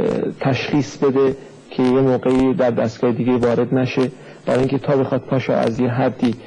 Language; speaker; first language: Persian; native; Persian